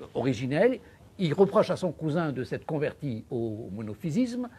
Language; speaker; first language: French; non-native, local second language; Arabic